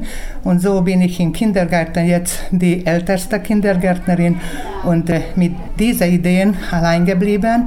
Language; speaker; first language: German; early bilingual, heritage; German